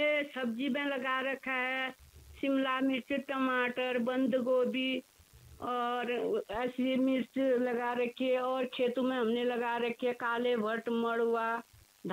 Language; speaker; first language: Hindi; native; Hindi